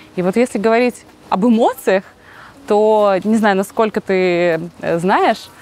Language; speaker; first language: Russian; native; Russian